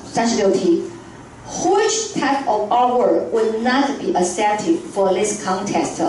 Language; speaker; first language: English; non-native, fluent; Chinese